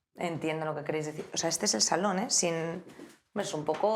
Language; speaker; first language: Spanish; native; Spanish